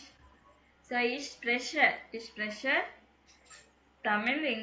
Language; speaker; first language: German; non-native, learner; Tamil